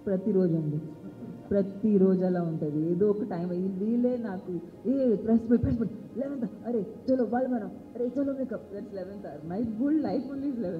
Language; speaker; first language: Telugu; non-native, fluent; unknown